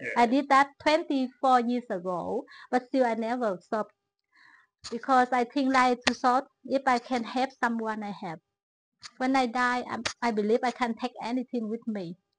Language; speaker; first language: English; non-native, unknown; Vietnamese